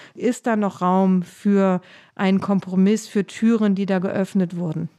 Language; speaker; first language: German; native; German